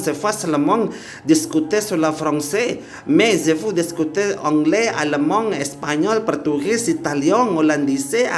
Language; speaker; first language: French; non-native, learner; Indonesian